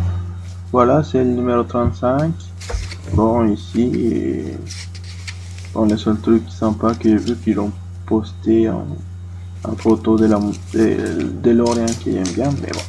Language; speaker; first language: French; non-native, fluent; Spanish